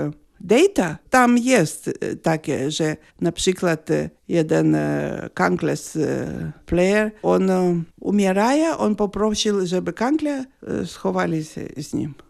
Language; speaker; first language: Polish; non-native, learner; Lithuanian